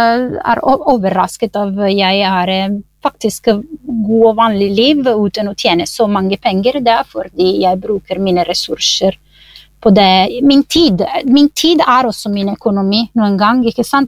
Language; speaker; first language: Norwegian; non-native, fluent; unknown